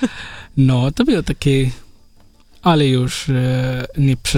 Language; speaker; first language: Polish; non-native, learner; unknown